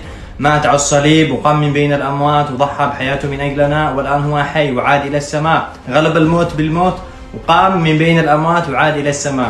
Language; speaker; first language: Arabic; native; Arabic